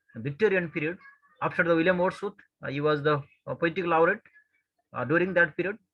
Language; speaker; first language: English; non-native, local second language; Nepali